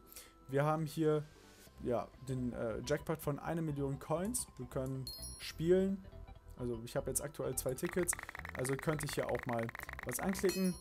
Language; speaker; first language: German; native; German